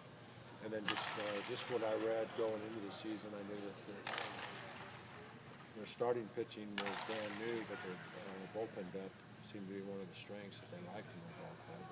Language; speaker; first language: English; native; English